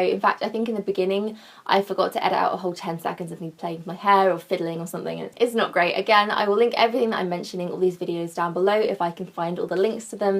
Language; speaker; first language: English; native; English